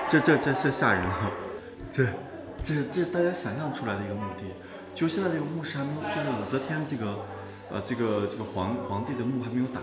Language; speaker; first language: Chinese; native; Chinese